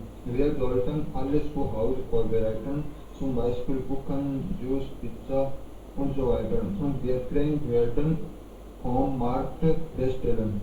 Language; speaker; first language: German; non-native, learner; Hindi